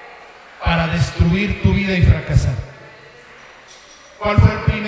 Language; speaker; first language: Spanish; native; Spanish